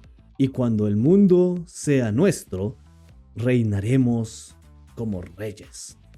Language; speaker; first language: Spanish; non-native, fluent; English